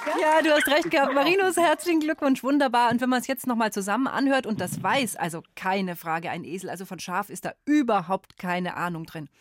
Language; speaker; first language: German; native; German